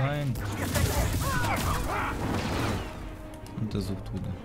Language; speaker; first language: German; native; German